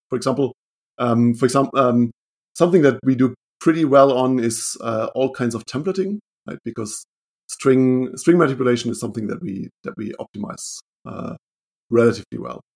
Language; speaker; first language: English; non-native, fluent; German